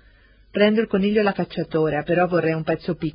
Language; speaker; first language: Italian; non-native, fluent; Spanish